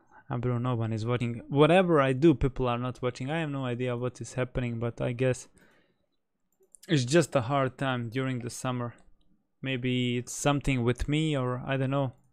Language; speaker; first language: English; non-native, fluent; Bosnian